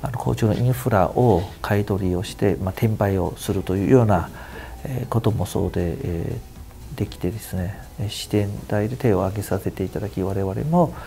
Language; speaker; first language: Japanese; non-native, fluent; Chinese